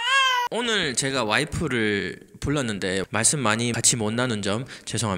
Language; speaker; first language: Korean; native; Korean